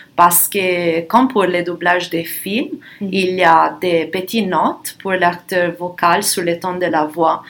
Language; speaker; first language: French; non-native, fluent; Italian